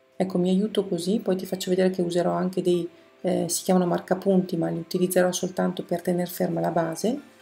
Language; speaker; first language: Italian; native; Italian